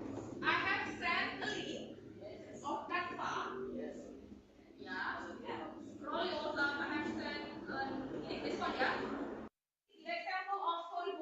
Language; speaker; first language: English; non-native, learner; Indonesian